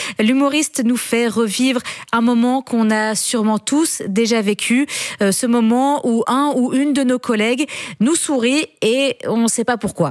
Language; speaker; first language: French; native; French